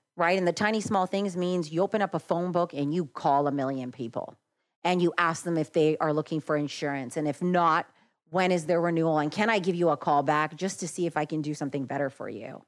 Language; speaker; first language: English; early bilingual, other home language; Macedonian